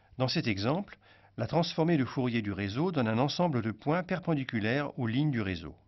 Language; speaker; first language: French; native; French